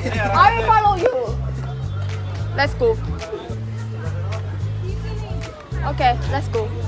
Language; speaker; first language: English; non-native, learner; Korean